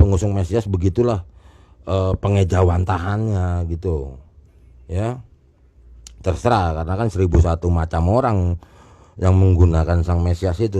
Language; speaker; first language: Indonesian; native; Indonesian